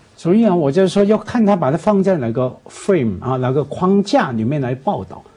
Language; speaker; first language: Chinese; non-native, local second language; Cantonese